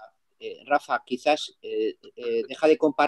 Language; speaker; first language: Spanish; native; Spanish